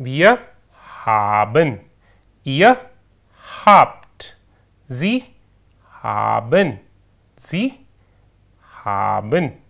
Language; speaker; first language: German; non-native, fluent; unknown